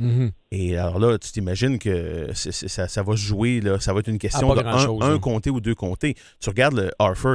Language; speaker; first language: French; native; French